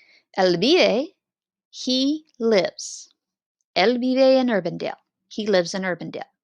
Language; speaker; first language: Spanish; non-native, fluent; English